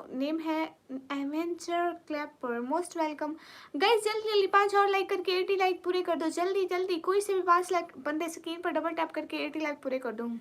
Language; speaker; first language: Urdu; non-native, local second language; Punjabi